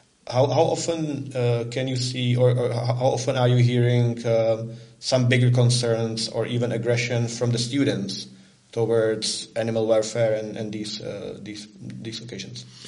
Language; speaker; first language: English; non-native, fluent; Czech